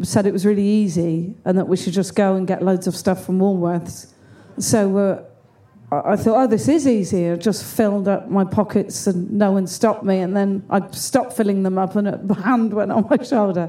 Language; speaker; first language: English; native; English